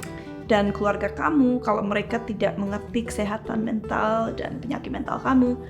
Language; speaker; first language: Indonesian; early bilingual, heritage; English